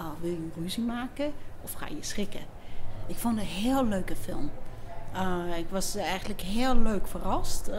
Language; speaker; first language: Dutch; non-native, fluent; English